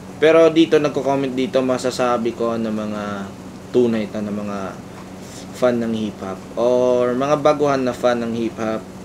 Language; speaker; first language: Filipino; non-native, local second language; Cebuano